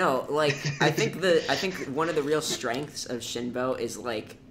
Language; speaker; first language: English; native; English